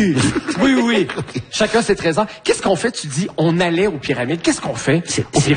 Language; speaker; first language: French; native; French